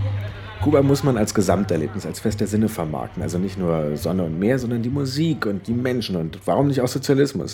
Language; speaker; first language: German; native; German